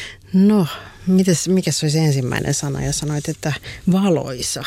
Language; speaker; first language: Finnish; native; Finnish